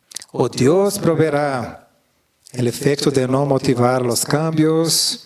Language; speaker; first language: Spanish; non-native, fluent; Portuguese